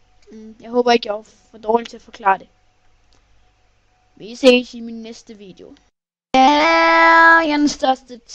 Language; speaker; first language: Danish; native; Danish